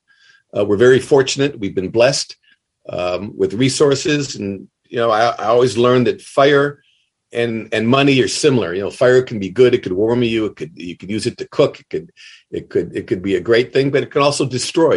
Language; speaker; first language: English; native; English